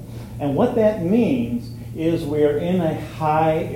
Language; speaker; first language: English; native; English